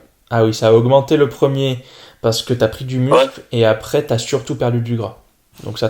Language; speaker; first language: French; native; French